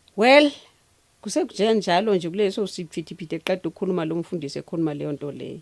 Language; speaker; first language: Zulu; non-native, local second language; Xhosa